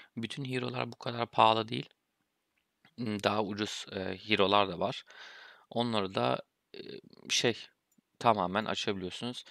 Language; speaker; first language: Turkish; early bilingual, heritage; Turkish